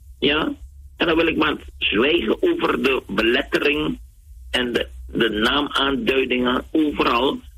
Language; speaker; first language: Dutch; native; Dutch